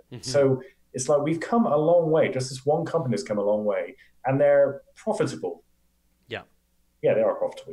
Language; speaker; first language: English; native; English